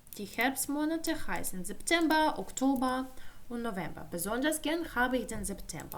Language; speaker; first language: German; non-native, fluent; Ukrainian